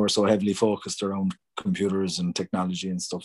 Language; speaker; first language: English; native; English